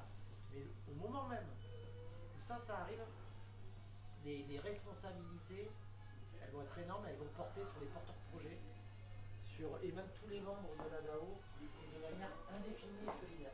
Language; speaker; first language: French; native; French